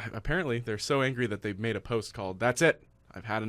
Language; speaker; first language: English; native; English